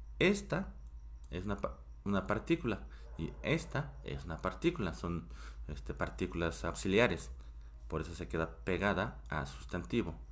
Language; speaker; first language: Spanish; non-native, fluent; Korean